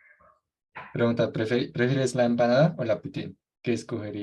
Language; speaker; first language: Spanish; non-native, fluent; French